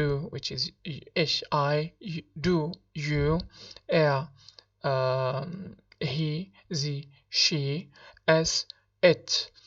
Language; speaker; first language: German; non-native, learner; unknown